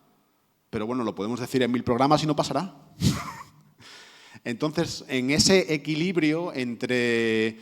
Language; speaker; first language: Spanish; native; Spanish